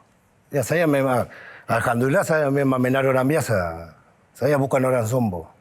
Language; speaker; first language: Indonesian; non-native, fluent; Spanish